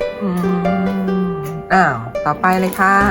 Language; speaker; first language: Thai; native; Thai